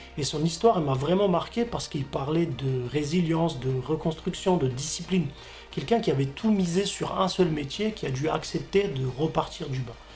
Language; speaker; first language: French; non-native, fluent; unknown